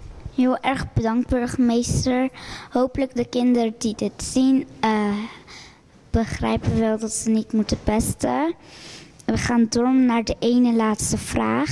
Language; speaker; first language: Dutch; early bilingual, other home language; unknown